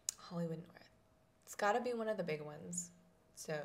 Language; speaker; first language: English; native; English